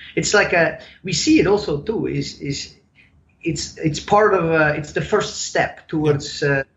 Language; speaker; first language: English; non-native, fluent; German